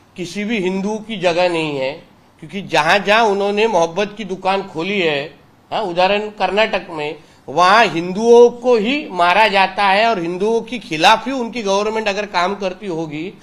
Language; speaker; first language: Hindi; non-native, local second language; Marathi